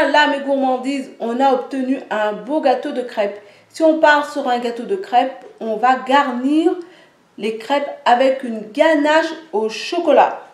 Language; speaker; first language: French; native; French